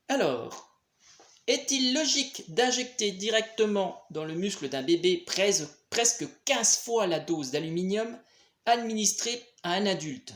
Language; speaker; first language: French; native; French